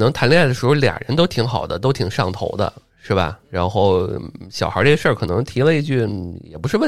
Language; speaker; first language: Chinese; native; Chinese